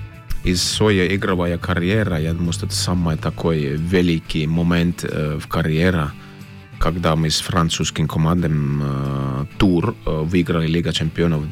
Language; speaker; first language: Russian; non-native, learner; Finnish